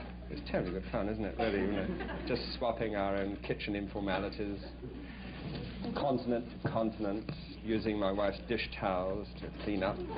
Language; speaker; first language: English; native; English